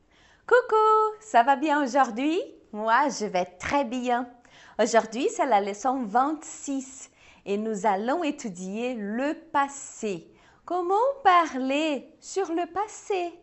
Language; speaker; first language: French; non-native, fluent; Portuguese